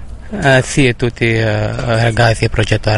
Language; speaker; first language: Italian; non-native, learner; Urdu